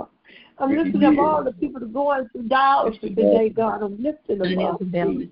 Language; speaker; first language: English; native; English